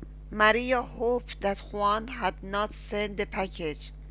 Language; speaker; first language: English; non-native, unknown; Persian